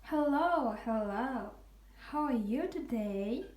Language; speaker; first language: English; non-native, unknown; Kazakh